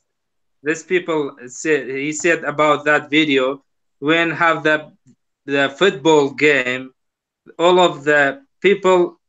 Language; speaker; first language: English; non-native, learner; Kurdish